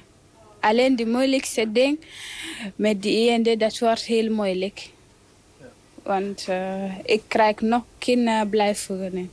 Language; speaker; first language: Dutch; non-native, learner; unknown